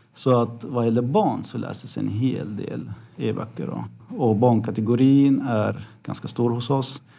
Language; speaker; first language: Swedish; early bilingual, other home language; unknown